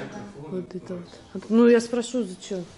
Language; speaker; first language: Russian; native; Russian